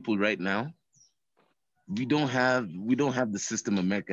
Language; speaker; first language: English; non-native, local second language; Swahili